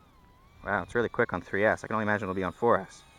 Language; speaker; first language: English; native; English